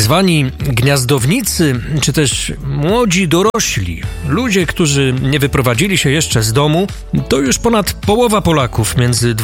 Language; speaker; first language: Polish; native; Polish